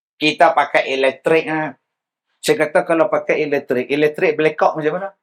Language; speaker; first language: Malay; native; Malay